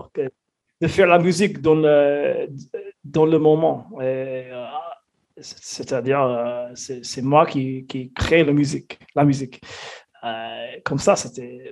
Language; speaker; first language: French; non-native, fluent; English